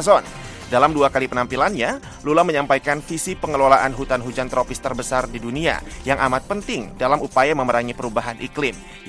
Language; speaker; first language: Indonesian; native; Indonesian